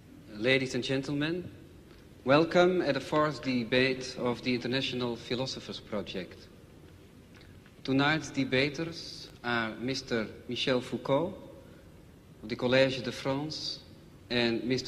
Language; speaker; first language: English; non-native, fluent; Dutch